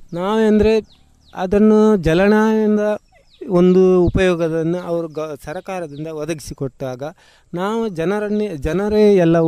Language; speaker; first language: Kannada; native; Kannada